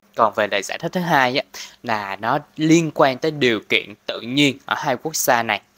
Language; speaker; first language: Vietnamese; non-native, local second language; Cantonese